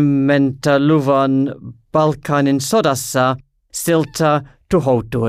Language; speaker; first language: Finnish; non-native, learner; English